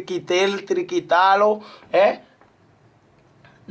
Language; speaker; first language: Spanish; non-native, learner; Haitian Creole